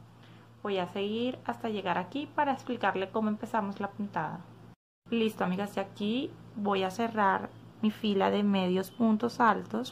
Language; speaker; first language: Spanish; native; Spanish